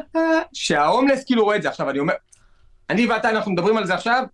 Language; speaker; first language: Hebrew; native; Hebrew